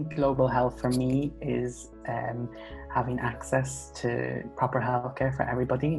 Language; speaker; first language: English; native; English